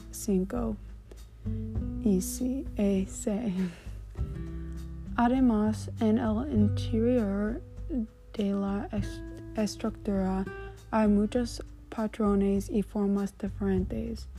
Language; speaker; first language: Spanish; non-native, learner; English